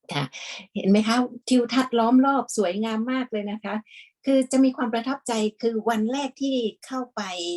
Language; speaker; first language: Thai; native; Thai